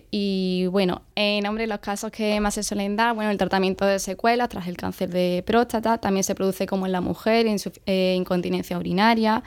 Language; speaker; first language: Spanish; native; Spanish